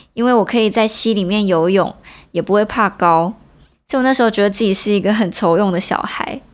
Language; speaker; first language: Chinese; non-native, local second language; Hakka Chinese